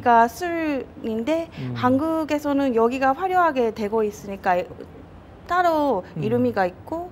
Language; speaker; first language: Korean; non-native, fluent; Japanese